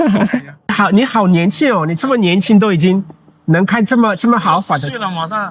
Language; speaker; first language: Chinese; non-native, fluent; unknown